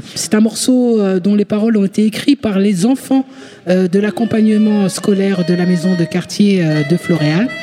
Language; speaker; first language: French; native; French